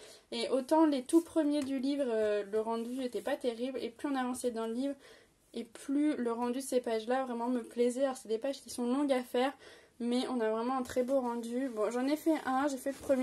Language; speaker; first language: French; native; French